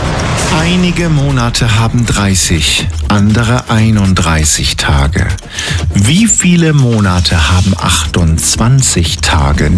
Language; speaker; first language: German; native; German